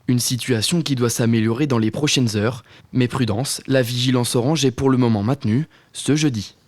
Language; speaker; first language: French; native; French